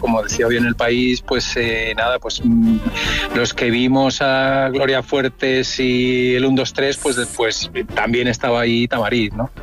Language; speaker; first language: Spanish; native; Spanish